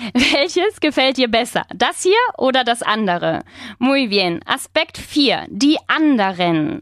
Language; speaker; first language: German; non-native, fluent; Spanish